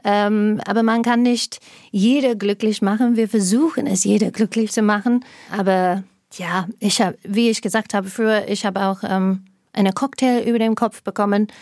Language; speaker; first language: German; non-native, fluent; English